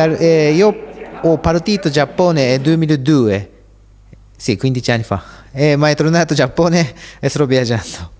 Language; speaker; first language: Italian; non-native, learner; Japanese